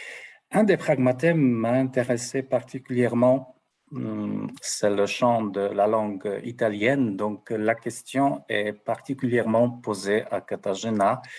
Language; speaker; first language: French; non-native, fluent; Polish